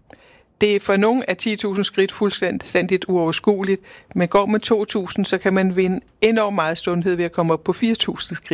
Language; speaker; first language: Danish; native; Danish